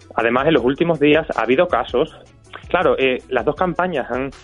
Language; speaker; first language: Spanish; native; Spanish